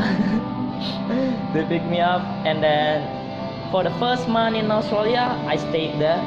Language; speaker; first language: English; non-native, fluent; Indonesian